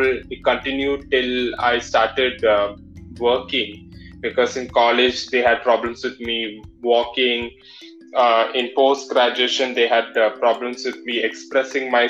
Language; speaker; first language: English; non-native, local second language; Malayalam